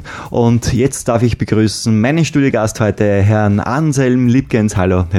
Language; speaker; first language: German; native; German